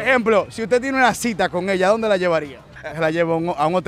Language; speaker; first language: Spanish; native; Spanish